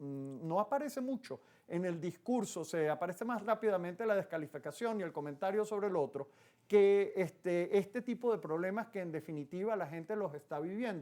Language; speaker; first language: Spanish; native; Spanish